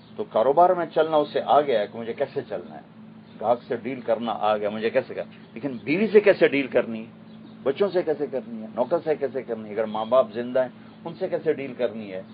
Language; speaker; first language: Urdu; non-native, local second language; Punjabi